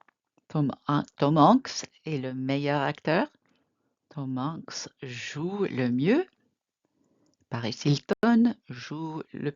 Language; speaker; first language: French; non-native, fluent; English